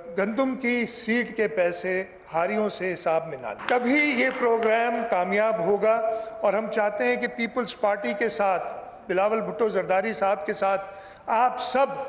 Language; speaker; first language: Urdu; non-native, local second language; Sindhi